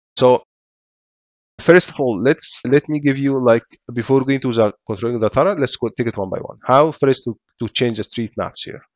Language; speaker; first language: English; non-native, fluent; Arabic